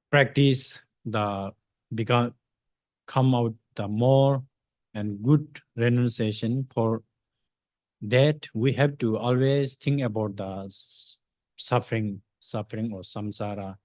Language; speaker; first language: English; non-native, fluent; Tibetan